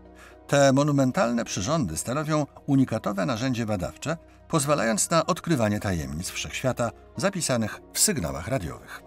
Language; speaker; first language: Polish; native; Polish